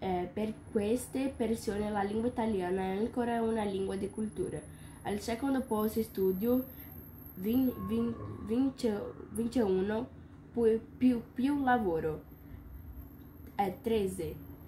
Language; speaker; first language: Italian; non-native, learner; Portuguese